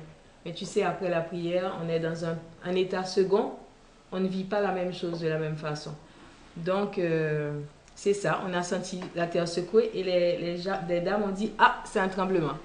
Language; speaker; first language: French; non-native, local second language; Haitian Creole